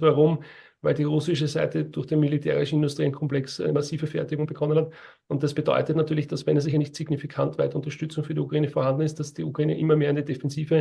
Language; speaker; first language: German; native; German